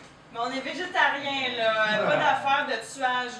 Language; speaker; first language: French; native; French